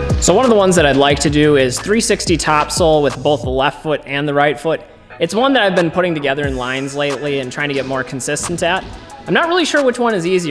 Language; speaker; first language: English; native; English